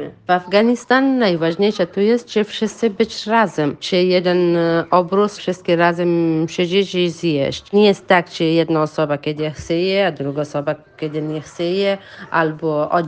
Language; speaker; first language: Polish; non-native, learner; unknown